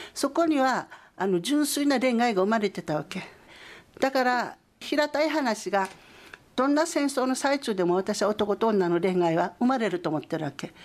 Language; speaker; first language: Japanese; native; Japanese